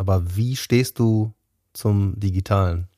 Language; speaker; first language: German; native; German